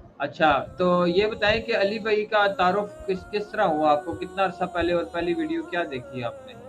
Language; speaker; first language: Urdu; native; Urdu